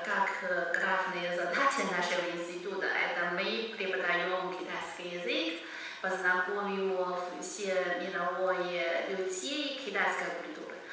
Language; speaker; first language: Russian; non-native, learner; Chinese